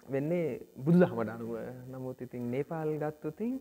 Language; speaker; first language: Sinhala; early bilingual, other home language; Nepali